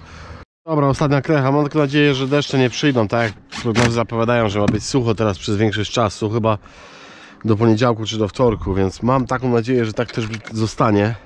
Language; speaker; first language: Polish; native; Polish